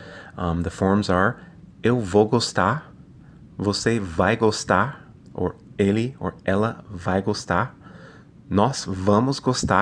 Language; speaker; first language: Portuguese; non-native, fluent; English